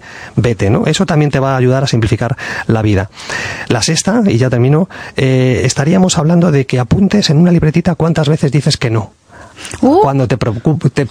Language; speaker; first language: Spanish; native; Spanish